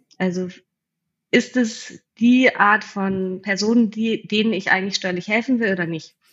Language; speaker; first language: German; native; German